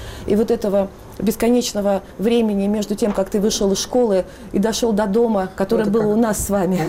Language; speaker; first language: Russian; native; Russian